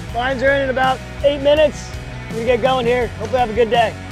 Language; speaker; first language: English; native; English